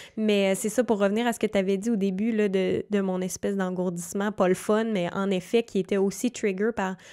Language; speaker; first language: French; native; French